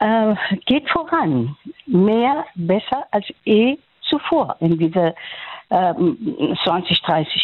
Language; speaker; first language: German; non-native, fluent; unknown